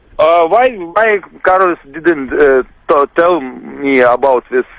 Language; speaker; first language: English; non-native, learner; Lithuanian